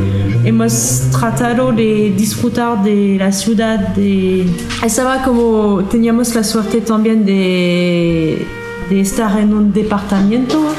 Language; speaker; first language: Spanish; non-native, learner; French